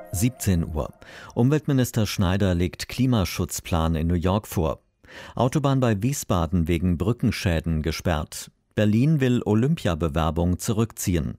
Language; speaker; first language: German; native; German